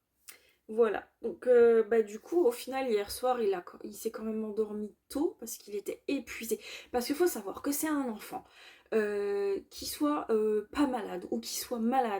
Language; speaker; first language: French; native; French